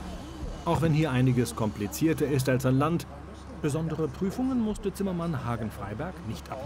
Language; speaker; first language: German; native; German